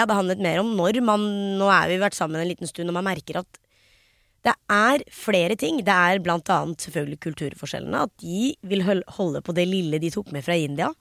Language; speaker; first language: Norwegian; early bilingual, other home language; Hindi